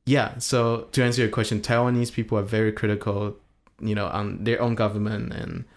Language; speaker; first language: English; non-native, fluent; Chinese